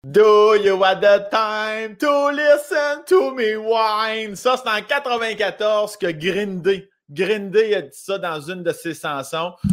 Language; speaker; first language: French; native; French